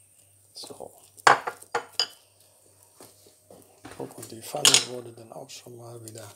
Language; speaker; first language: German; native; German